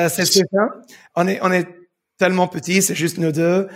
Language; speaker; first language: French; non-native, fluent; English